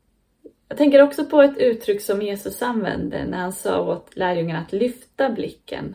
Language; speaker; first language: Swedish; native; Swedish